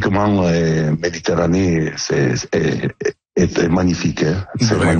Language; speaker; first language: French; non-native, learner; Italian